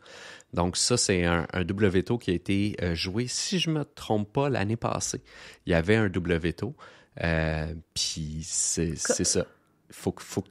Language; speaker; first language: French; native; French